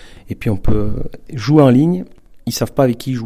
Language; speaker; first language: French; native; French